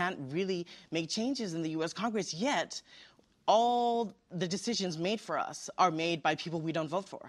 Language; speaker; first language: English; native; English